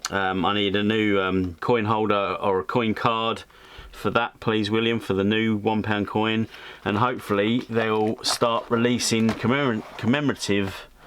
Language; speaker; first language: English; native; English